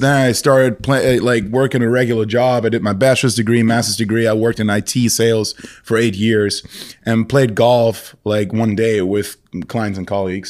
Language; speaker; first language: English; non-native, fluent; German